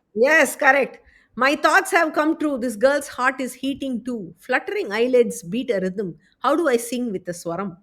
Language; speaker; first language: English; non-native, local second language; Tamil